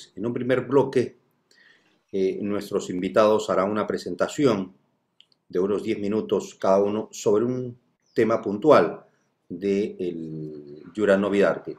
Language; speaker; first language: Spanish; native; Spanish